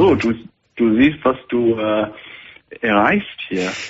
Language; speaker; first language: German; non-native, fluent; English